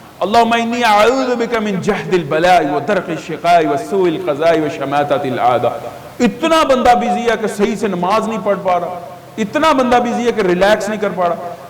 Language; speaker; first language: Urdu; native; Urdu